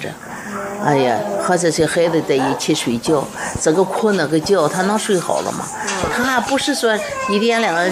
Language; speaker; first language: Chinese; native; Chinese